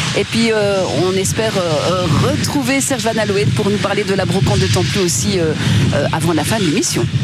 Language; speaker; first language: French; native; French